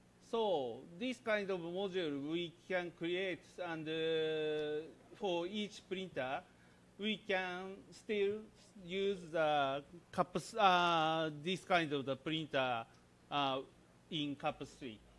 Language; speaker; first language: English; non-native, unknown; Japanese